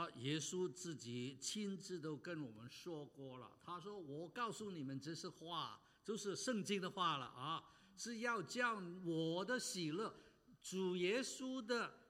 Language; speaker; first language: Chinese; native; Chinese